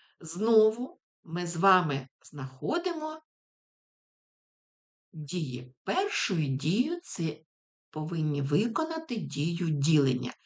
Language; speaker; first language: Ukrainian; native; Ukrainian